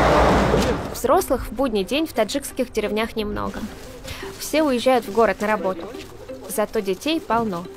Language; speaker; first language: Russian; native; Russian